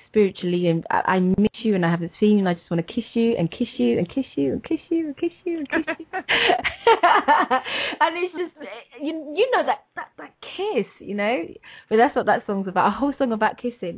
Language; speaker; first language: English; native; English